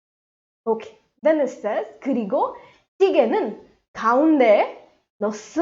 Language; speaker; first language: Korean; non-native, fluent; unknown